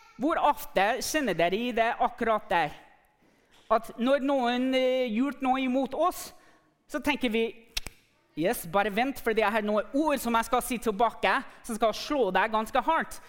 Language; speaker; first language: Norwegian; non-native, fluent; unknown